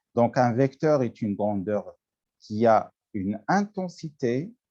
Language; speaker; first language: French; non-native, local second language; Arabic